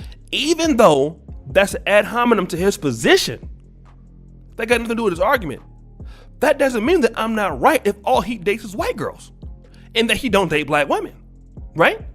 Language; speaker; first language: English; native; English